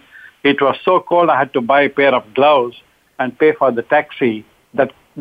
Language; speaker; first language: English; non-native, local second language; Kannada